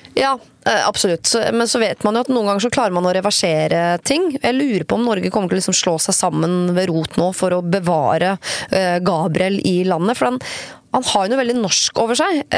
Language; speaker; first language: Norwegian; native; Norwegian